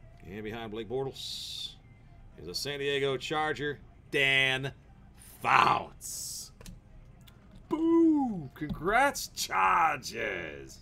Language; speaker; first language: English; native; English